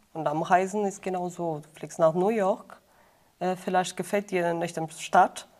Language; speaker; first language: German; non-native, fluent; Portuguese